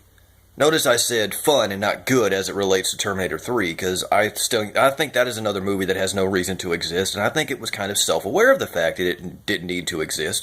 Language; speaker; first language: English; native; English